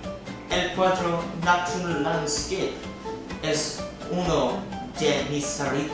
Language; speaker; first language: Spanish; non-native, learner; English